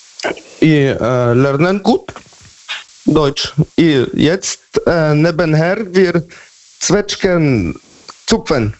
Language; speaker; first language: German; non-native, learner; Polish